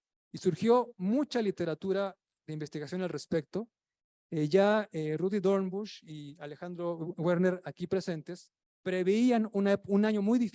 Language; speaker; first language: Spanish; native; Spanish